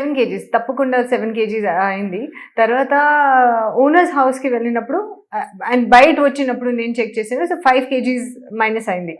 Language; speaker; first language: Telugu; non-native, local second language; Hindi